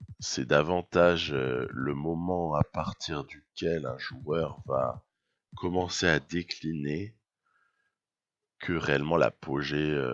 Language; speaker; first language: French; native; French